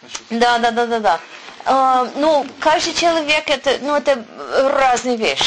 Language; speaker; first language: Russian; non-native, learner; English